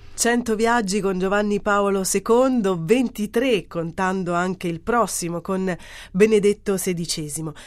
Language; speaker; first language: Italian; native; Italian